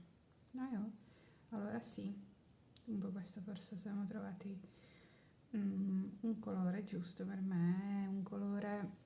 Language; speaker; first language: Italian; non-native, learner; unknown